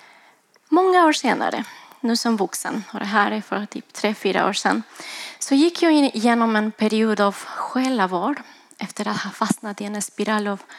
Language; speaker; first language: Swedish; non-native, fluent; Spanish